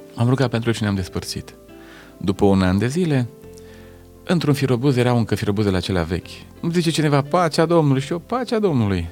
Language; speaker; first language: Romanian; native; Romanian